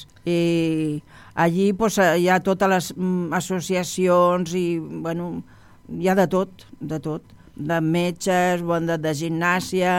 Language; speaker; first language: Catalan; non-native, local second language; Spanish